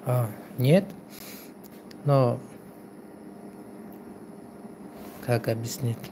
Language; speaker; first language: Russian; non-native, local second language; Tajik